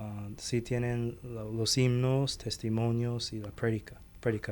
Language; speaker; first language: Spanish; non-native, fluent; Chinese